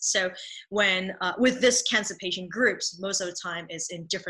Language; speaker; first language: English; non-native, local second language; Cantonese